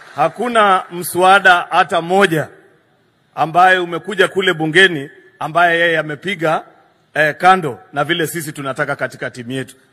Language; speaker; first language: Swahili; non-native, local second language; Kalenjin